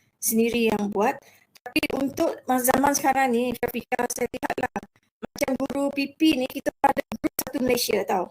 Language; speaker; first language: Malay; non-native, local second language; Iban